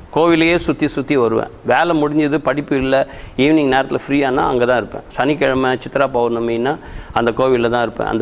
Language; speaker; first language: Tamil; native; Tamil